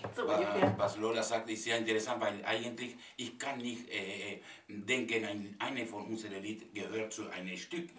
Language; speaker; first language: German; non-native, learner; Spanish